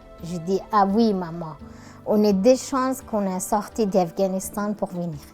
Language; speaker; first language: French; non-native, learner; Persian